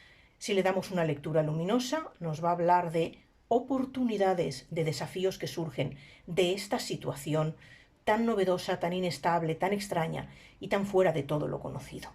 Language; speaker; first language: Spanish; native; Spanish